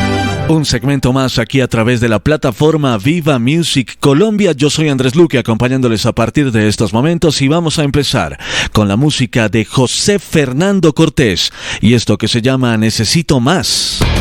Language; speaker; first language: Spanish; native; Spanish